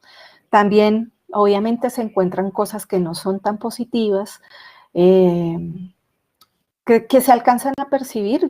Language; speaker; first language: Spanish; native; Spanish